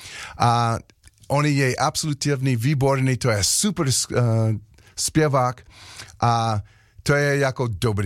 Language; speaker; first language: Czech; non-native, learner; English